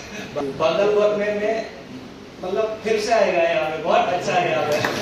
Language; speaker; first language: Hindi; non-native, local second language; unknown